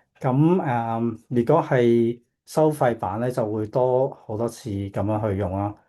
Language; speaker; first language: Cantonese; native; Cantonese